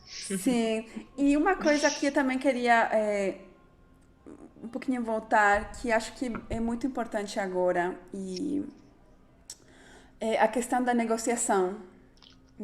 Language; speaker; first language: Portuguese; non-native, fluent; Spanish